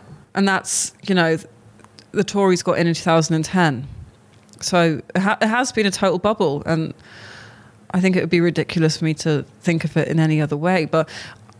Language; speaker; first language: English; native; English